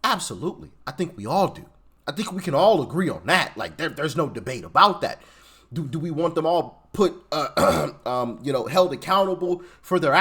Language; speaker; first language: English; native; English